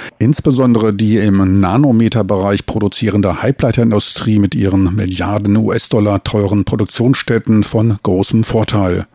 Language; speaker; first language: German; native; German